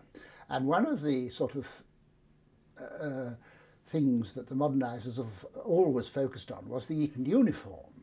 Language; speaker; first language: English; native; English